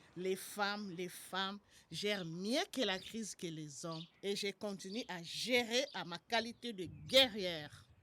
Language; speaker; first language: French; non-native, local second language; Lingala